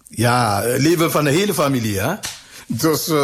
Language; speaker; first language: Dutch; non-native, learner; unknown